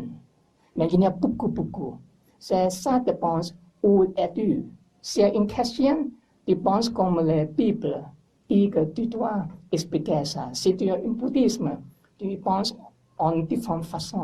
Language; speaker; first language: French; non-native, learner; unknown